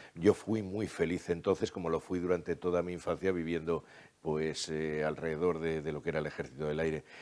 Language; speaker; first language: Spanish; native; Spanish